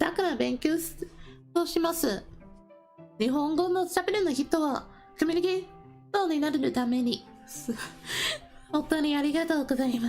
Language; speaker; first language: Japanese; non-native, learner; English